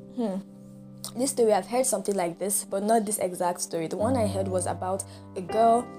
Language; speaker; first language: English; non-native, local second language; Yoruba